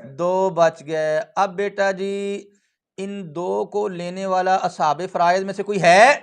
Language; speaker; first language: Urdu; non-native, local second language; Punjabi